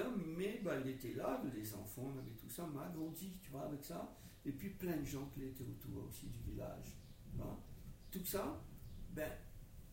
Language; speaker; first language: French; non-native, local second language; Réunion Creole French